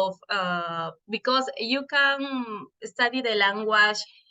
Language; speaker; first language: English; non-native, fluent; Spanish